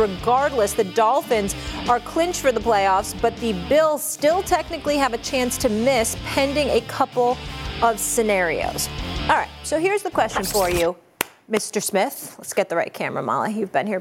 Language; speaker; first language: English; native; English